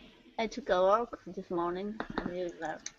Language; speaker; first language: English; non-native, learner; Japanese